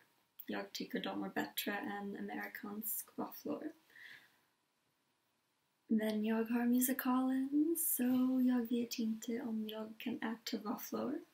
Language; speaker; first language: Swedish; non-native, learner; English